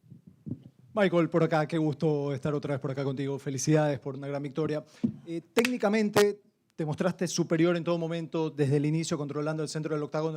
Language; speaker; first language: Spanish; native; Spanish